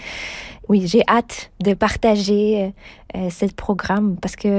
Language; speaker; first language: French; non-native, fluent; Russian